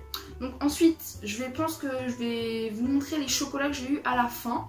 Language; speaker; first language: French; native; French